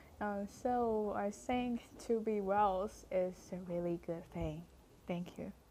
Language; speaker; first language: English; non-native, learner; Chinese